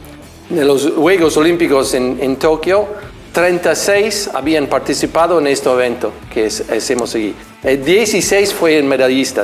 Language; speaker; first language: Spanish; non-native, fluent; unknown